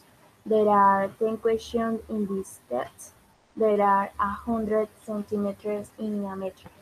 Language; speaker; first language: English; non-native, learner; Spanish